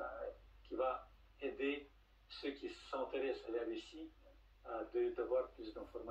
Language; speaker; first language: French; non-native, fluent; Russian